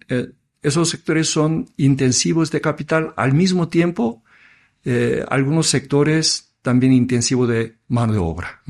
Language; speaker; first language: Spanish; non-native, fluent; Korean